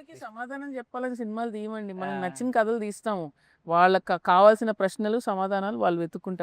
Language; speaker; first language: Telugu; native; Telugu